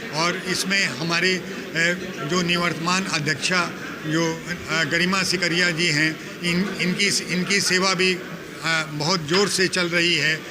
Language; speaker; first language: Hindi; native; Hindi